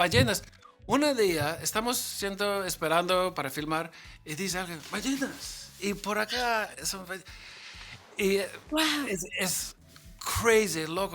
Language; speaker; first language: Spanish; non-native, learner; English